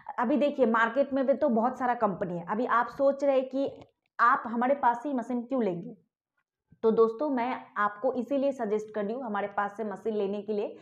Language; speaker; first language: Hindi; non-native, local second language; Bangla